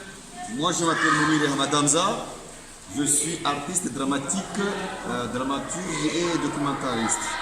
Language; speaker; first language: French; non-native, local second language; Comorian